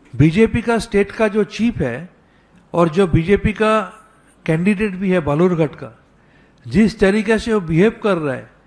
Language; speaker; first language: Hindi; non-native, local second language; Bangla